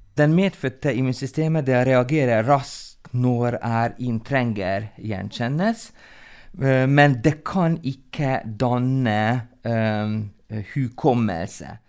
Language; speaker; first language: Norwegian; non-native, fluent; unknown